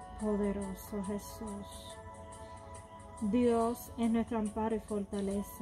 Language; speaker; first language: Spanish; native; Spanish